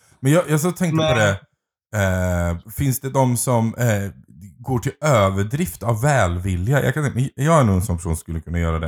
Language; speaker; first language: Swedish; native; Swedish